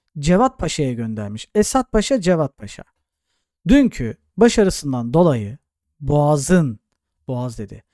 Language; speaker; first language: Turkish; native; Turkish